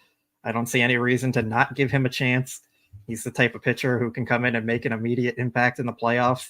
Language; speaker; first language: English; native; English